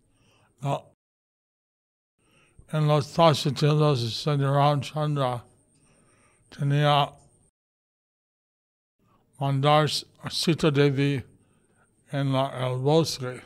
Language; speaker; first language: Spanish; non-native, learner; English